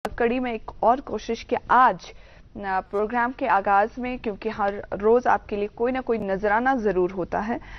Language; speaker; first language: Hindi; non-native, local second language; Kashmiri